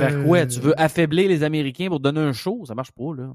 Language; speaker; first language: French; native; French